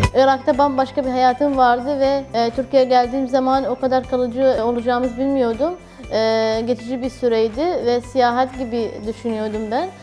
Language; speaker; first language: Turkish; non-native, fluent; Arabic